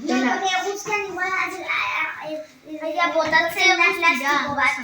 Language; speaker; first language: Basque; non-native, local second language; Spanish